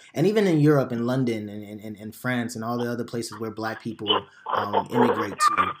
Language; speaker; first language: English; early bilingual, other home language; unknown